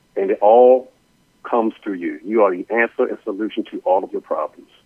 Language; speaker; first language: English; native; English